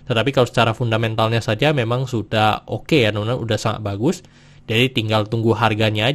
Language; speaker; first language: Indonesian; native; Indonesian